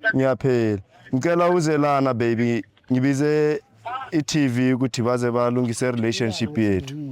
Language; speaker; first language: Zulu; native; Zulu